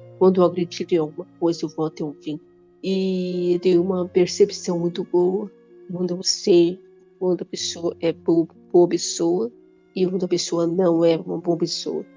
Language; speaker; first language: Portuguese; non-native, local second language; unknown